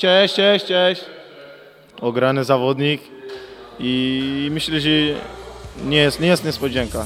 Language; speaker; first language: Polish; non-native, fluent; Portuguese